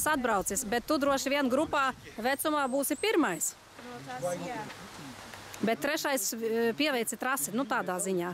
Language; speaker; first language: Latvian; native; Latvian